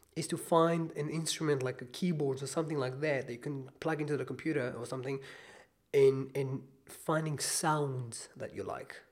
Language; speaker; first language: English; non-native, fluent; Hebrew